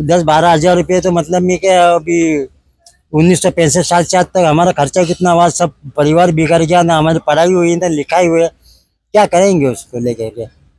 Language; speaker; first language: Hindi; non-native, local second language; Marathi